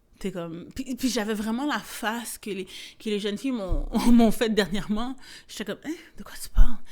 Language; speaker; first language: French; native; French